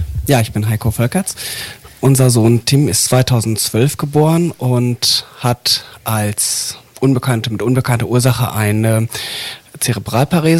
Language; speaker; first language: German; native; German